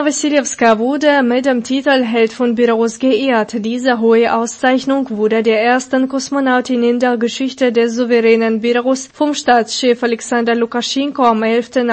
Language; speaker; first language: German; non-native, fluent; Russian